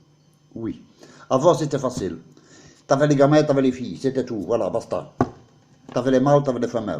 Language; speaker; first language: French; native; French